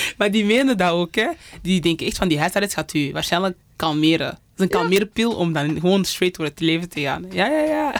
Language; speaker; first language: Dutch; early bilingual, other home language; Lingala